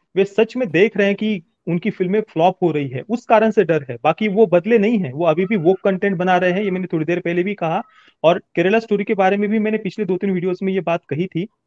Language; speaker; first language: Hindi; native; Hindi